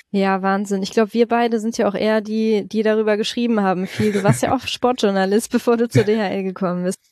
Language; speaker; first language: German; native; German